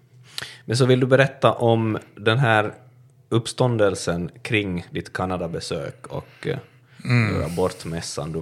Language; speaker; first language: Swedish; native; Swedish